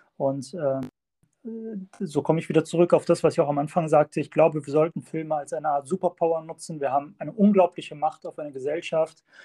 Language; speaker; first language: German; early bilingual, other home language; Turkish